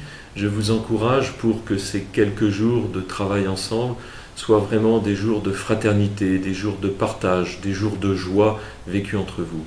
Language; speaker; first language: French; native; French